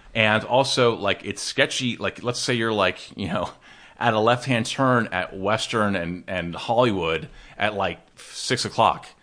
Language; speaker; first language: English; native; English